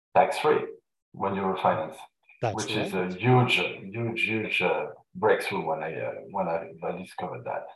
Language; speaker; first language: English; non-native, fluent; French